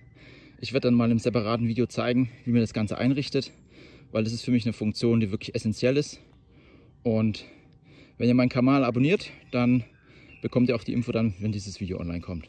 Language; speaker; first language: German; native; German